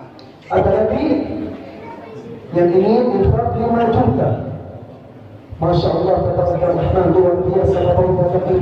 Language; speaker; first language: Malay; non-native, fluent; Arabic